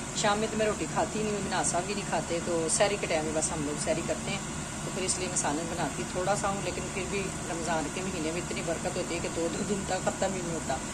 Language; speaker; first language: Urdu; native; Urdu